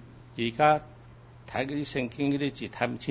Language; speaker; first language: Cantonese; early bilingual, heritage; Cantonese